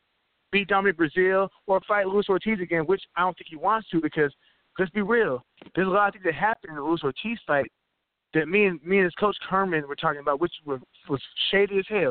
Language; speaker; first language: English; native; English